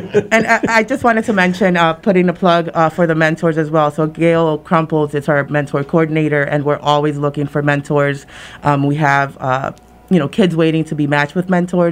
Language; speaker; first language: English; early bilingual, other home language; Spanish